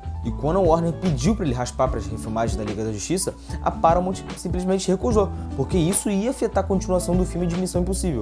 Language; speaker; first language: Portuguese; native; Portuguese